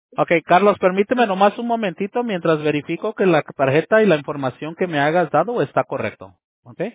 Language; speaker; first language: Spanish; early bilingual, heritage; Spanish